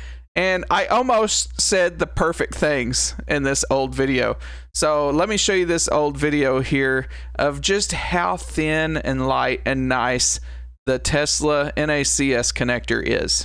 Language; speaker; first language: English; native; English